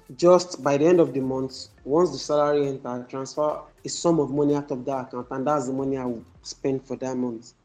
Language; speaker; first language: English; non-native, local second language; Yoruba